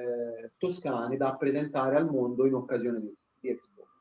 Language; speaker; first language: Italian; native; Italian